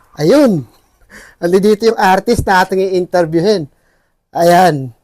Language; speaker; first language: Filipino; non-native, local second language; Waray